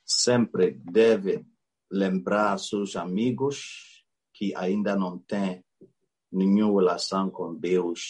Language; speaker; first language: Portuguese; non-native, learner; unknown